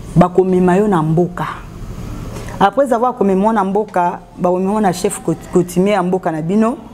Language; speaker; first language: Lingala; non-native, local second language; Luba-Lulua